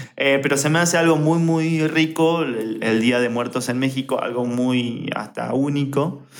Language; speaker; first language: Spanish; native; Spanish